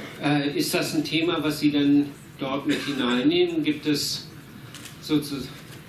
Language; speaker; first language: German; native; German